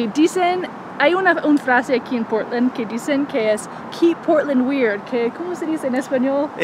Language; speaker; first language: Spanish; non-native, fluent; English